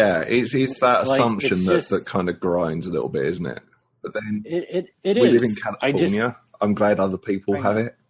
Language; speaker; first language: English; native; English